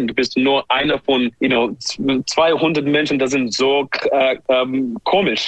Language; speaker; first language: German; non-native, fluent; English